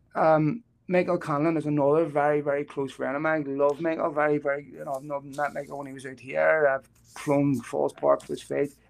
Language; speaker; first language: English; native; English